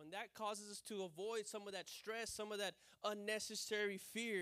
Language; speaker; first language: English; early bilingual, other home language; Spanish